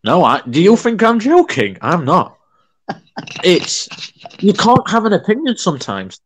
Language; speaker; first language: English; native; English